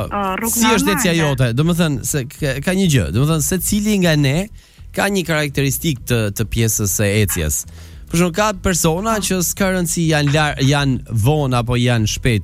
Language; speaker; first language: Albanian; native; Albanian